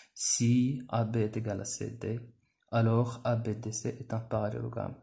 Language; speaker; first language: French; non-native, local second language; Arabic